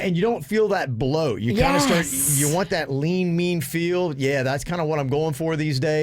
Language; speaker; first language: English; native; English